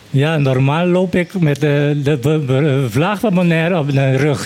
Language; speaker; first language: Dutch; non-native, learner; Papiamento